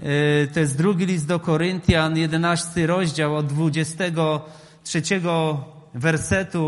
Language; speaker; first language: Polish; native; Polish